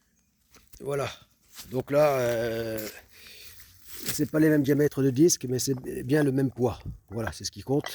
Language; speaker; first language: French; native; French